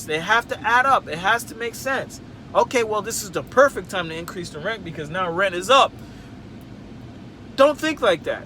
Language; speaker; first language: English; native; English